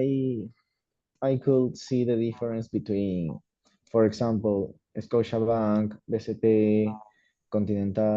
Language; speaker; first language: English; non-native, learner; Spanish